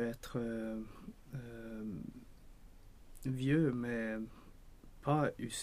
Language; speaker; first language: French; non-native, learner; Swedish